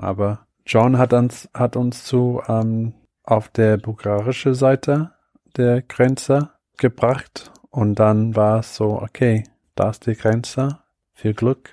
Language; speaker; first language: German; non-native, fluent; English